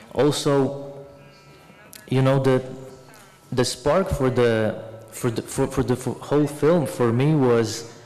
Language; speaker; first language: English; non-native, fluent; Polish